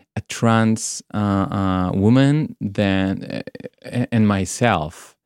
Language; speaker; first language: English; non-native, fluent; Hebrew